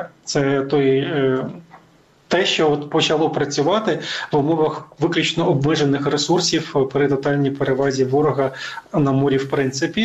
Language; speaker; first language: Ukrainian; native; Ukrainian